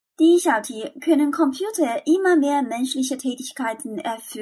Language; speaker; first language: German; non-native, fluent; Chinese